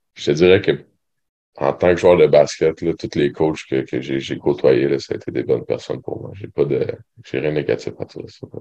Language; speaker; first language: French; native; French